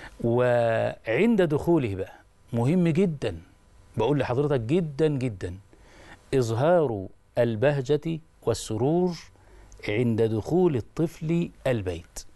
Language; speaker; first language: Arabic; native; Arabic